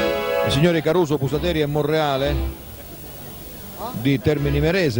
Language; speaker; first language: Italian; native; Italian